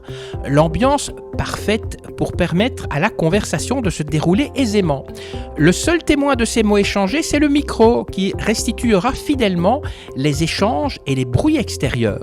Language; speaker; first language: French; native; French